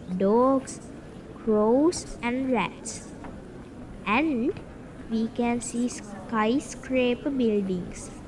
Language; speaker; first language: English; non-native, local second language; Sinhala